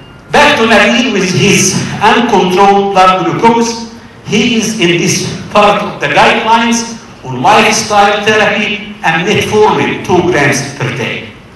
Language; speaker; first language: English; non-native, fluent; Arabic